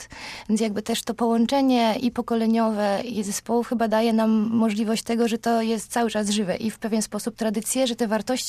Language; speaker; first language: Polish; native; Polish